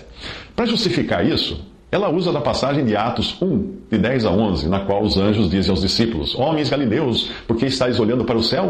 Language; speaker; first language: Portuguese; native; Portuguese